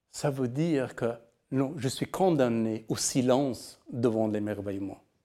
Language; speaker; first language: French; non-native, fluent; Persian